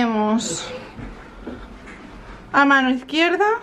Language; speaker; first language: Spanish; native; Spanish